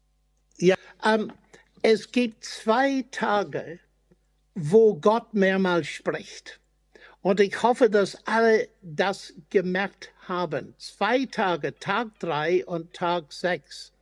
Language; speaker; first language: German; non-native, fluent; English